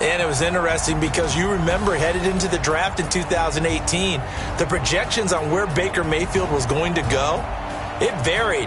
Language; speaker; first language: English; native; English